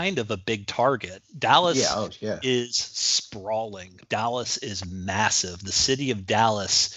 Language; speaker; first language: English; native; English